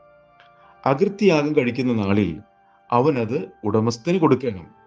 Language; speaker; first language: Malayalam; native; Malayalam